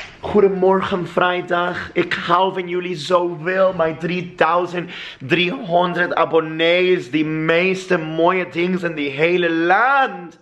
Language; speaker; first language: Dutch; non-native, learner; English